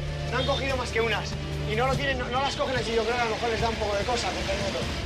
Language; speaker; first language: Spanish; native; Spanish